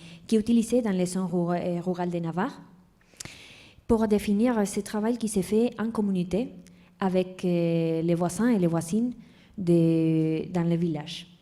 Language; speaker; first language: French; non-native, fluent; Spanish